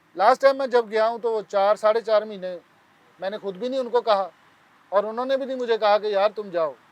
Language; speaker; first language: Urdu; non-native, local second language; Punjabi